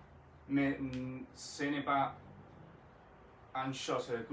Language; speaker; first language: French; non-native, learner; Spanish